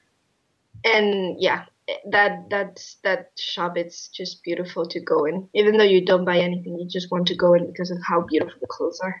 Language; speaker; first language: English; non-native, fluent; Spanish